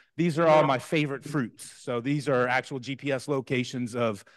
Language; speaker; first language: English; native; English